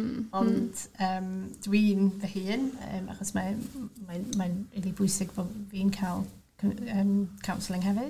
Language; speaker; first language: Welsh; non-native, local second language; English